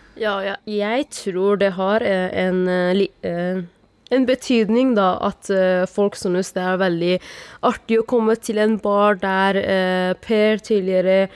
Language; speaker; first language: Norwegian; non-native, fluent; Persian